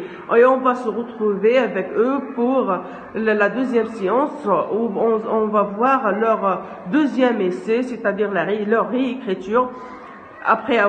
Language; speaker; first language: French; non-native, local second language; Arabic